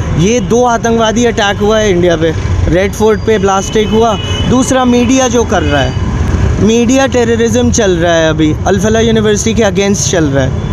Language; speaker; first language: Hindi; non-native, local second language; Manipuri